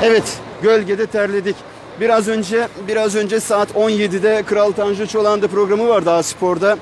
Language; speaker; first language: Turkish; native; Turkish